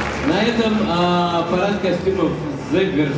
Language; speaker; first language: Russian; native; Russian